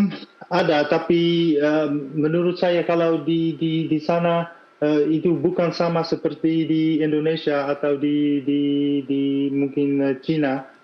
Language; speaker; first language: Indonesian; non-native, fluent; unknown